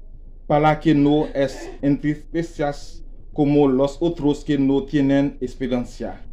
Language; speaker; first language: Spanish; non-native, learner; Haitian Creole